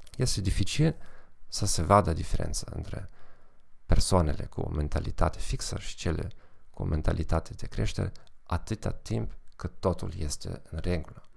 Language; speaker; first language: Romanian; non-native, fluent; German